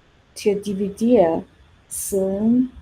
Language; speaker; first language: Danish; non-native, learner; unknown